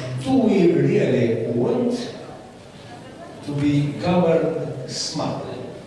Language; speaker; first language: English; non-native, fluent; Romanian